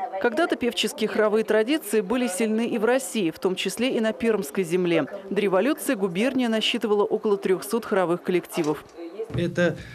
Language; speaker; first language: Russian; native; Russian